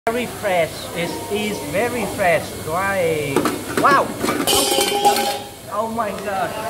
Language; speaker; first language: English; non-native, fluent; Vietnamese